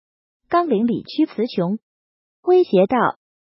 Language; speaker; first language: Chinese; native; Chinese